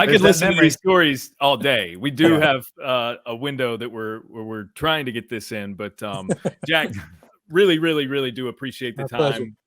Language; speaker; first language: English; native; English